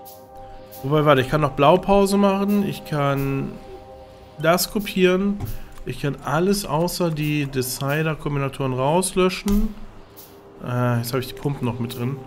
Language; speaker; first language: German; native; German